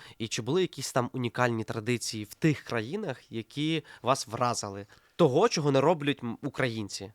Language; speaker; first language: Ukrainian; native; Ukrainian